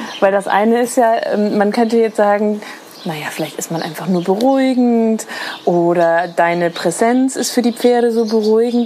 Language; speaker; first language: German; native; German